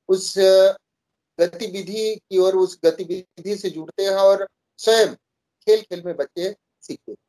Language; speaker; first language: Hindi; native; Hindi